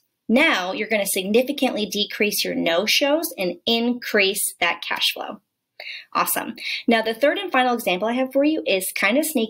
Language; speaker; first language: English; native; English